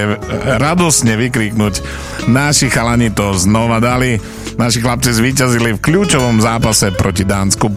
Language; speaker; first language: Slovak; native; Slovak